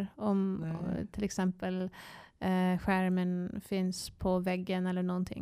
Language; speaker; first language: Swedish; non-native, fluent; English